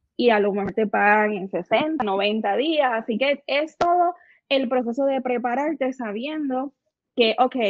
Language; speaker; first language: Spanish; native; Spanish